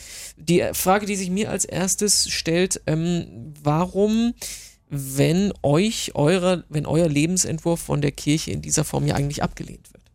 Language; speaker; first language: German; native; German